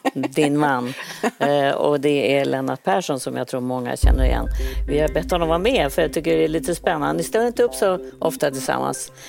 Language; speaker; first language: Swedish; native; Swedish